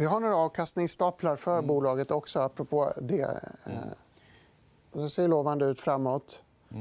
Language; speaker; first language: Swedish; native; Swedish